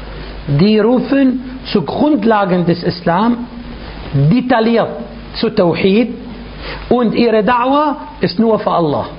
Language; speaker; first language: German; non-native, fluent; Arabic